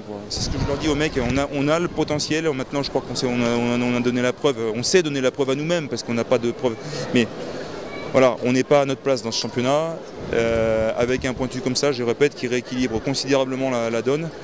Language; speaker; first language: French; native; French